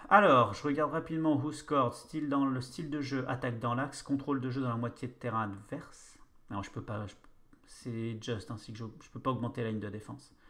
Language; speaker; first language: French; native; French